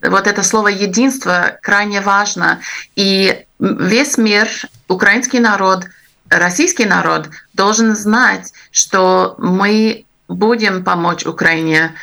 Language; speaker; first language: Russian; non-native, fluent; English